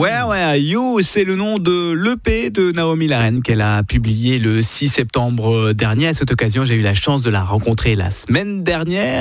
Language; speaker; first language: French; native; French